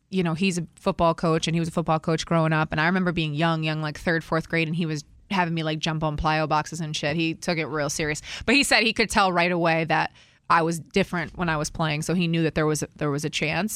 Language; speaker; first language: English; native; English